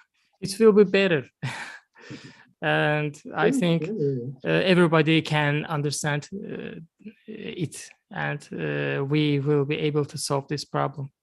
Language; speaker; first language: English; non-native, learner; Azerbaijani